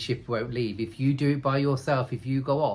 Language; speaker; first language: English; native; English